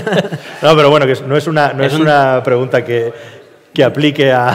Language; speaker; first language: Spanish; native; Spanish